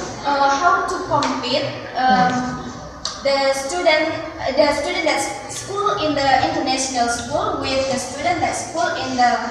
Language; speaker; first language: English; non-native, learner; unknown